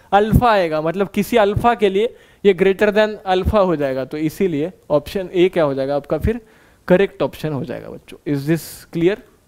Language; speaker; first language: Hindi; non-native, local second language; Marathi